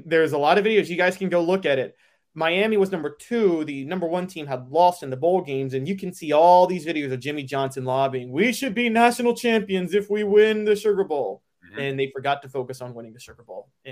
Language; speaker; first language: English; native; English